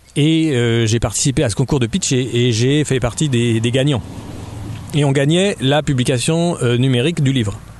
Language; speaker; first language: French; native; French